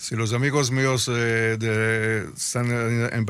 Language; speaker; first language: Spanish; early bilingual, heritage; Spanish